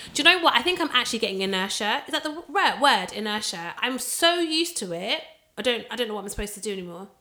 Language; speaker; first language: English; native; English